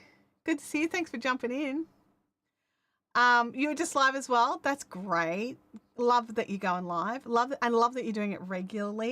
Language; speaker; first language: English; native; English